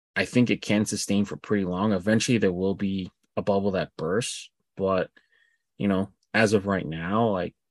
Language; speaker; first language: English; native; English